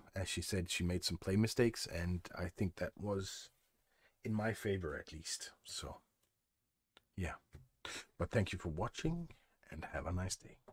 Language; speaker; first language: English; non-native, fluent; Danish